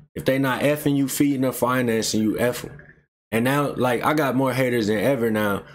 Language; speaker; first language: English; native; English